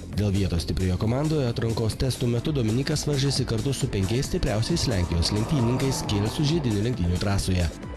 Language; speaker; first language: Lithuanian; native; Lithuanian